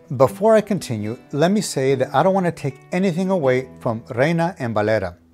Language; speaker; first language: English; early bilingual, other home language; Spanish